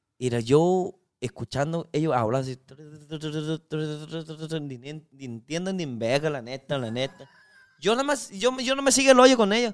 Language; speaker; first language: Spanish; non-native, learner; Chinese